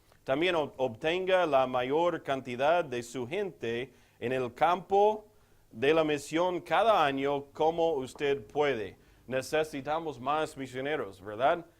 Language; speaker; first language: Spanish; non-native, fluent; English